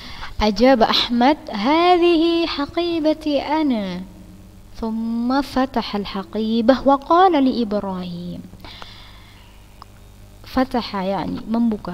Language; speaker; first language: Arabic; non-native, fluent; Indonesian